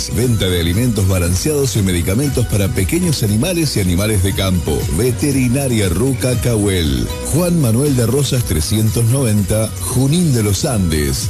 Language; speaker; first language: Spanish; native; Spanish